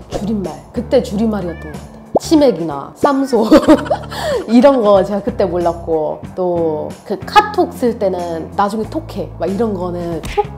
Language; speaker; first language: Korean; non-native, fluent; Hindi